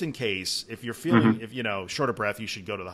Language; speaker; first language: English; native; English